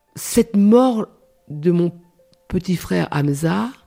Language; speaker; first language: French; non-native, local second language; Réunion Creole French